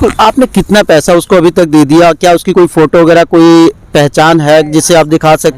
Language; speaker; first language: Hindi; native; Hindi